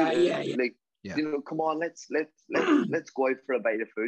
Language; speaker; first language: English; native; English